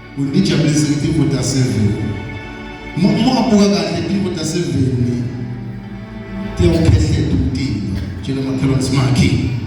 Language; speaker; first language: Zulu; non-native, local second language; Swati